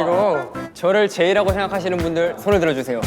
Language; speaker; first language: Korean; native; Korean